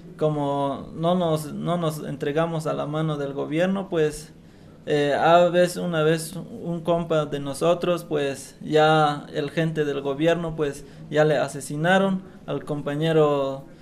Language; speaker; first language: Spanish; non-native, local second language; Tzeltal